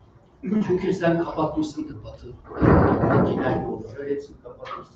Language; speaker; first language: Turkish; non-native, fluent; Uyghur